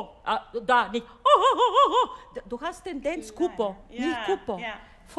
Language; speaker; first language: German; non-native, fluent; Bulgarian